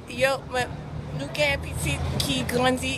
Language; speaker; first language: Haitian Creole; early bilingual, heritage; English